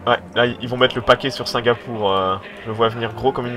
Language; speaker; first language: French; native; French